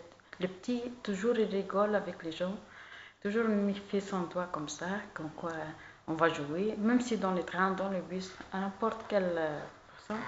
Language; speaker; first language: French; non-native, learner; Arabic